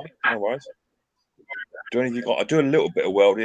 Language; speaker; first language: English; native; English